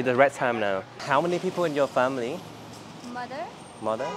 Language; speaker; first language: English; non-native, learner; Vietnamese